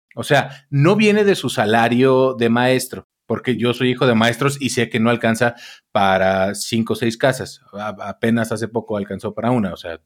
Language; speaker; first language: Spanish; native; Spanish